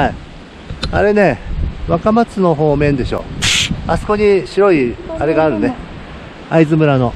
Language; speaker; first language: Japanese; native; Japanese